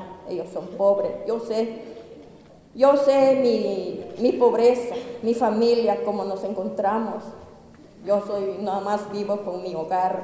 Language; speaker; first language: Spanish; non-native, local second language; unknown